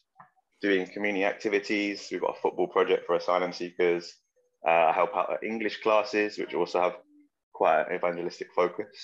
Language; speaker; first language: English; native; English